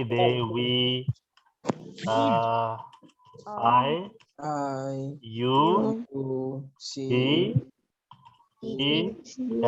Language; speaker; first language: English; non-native, fluent; Indonesian